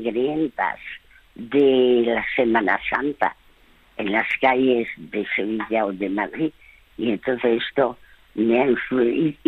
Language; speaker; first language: Spanish; early bilingual, other home language; French